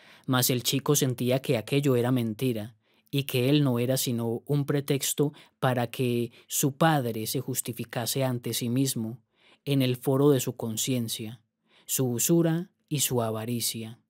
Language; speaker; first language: Spanish; native; Spanish